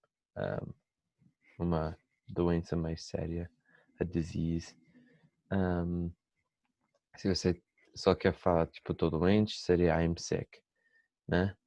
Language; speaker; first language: Portuguese; non-native, fluent; English